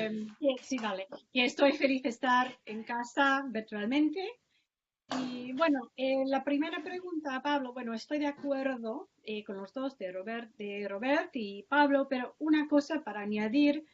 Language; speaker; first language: Spanish; non-native, fluent; English